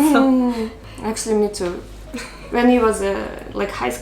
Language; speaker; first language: English; non-native, fluent; Russian